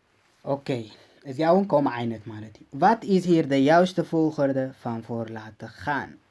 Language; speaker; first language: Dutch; non-native, learner; Tigrinya